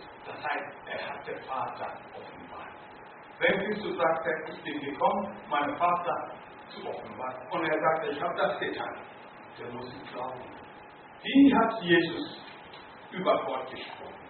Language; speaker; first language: German; non-native, learner; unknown